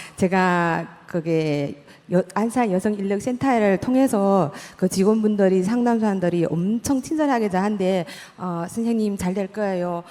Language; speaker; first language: Korean; native; Korean